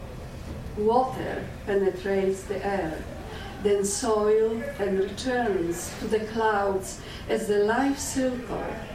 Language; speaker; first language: English; non-native, fluent; Polish